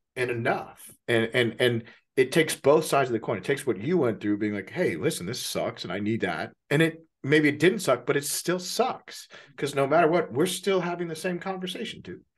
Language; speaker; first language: English; native; English